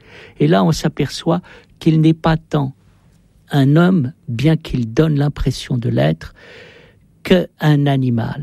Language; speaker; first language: French; native; French